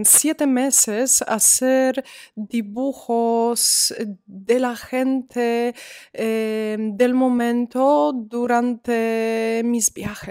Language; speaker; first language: Spanish; non-native, fluent; Polish